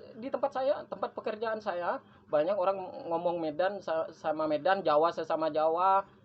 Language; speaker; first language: Indonesian; non-native, local second language; Madurese